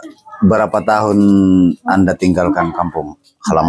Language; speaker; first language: Indonesian; native; Indonesian